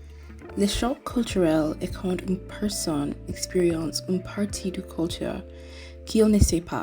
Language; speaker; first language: French; non-native, learner; English